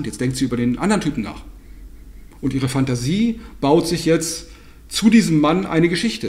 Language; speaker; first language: German; native; German